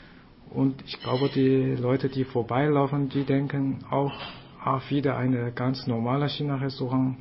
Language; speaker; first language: German; non-native, fluent; Chinese